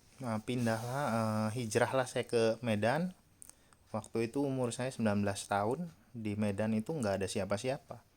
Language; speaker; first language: Indonesian; native; Indonesian